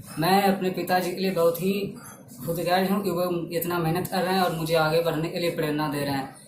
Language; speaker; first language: Hindi; native; Hindi